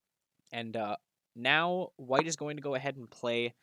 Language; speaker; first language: English; native; English